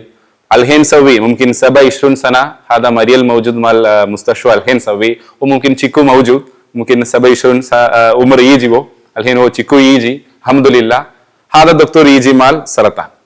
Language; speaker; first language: Arabic; non-native, learner; Malayalam